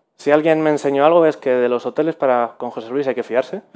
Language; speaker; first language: Spanish; native; Spanish